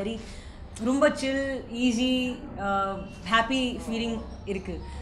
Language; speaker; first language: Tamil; non-native, learner; Hindi